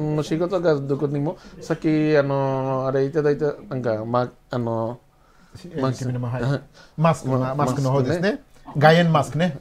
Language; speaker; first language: Japanese; non-native, fluent; Bangla